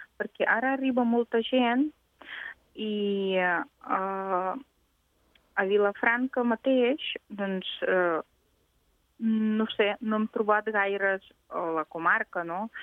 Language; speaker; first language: Catalan; non-native, fluent; Ukrainian